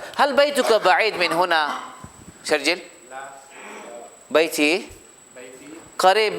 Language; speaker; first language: Arabic; non-native, fluent; Urdu